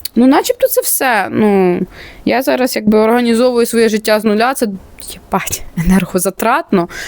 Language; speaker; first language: Ukrainian; non-native, local second language; Russian